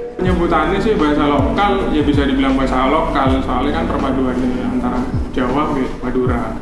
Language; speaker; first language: Indonesian; native; Indonesian